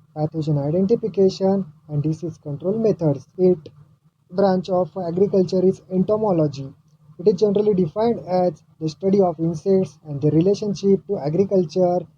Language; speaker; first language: English; non-native, local second language; Marathi